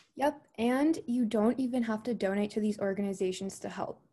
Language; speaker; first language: English; native; English